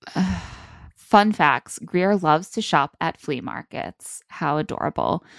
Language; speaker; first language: English; native; English